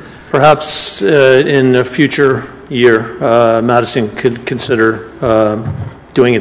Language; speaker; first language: English; native; English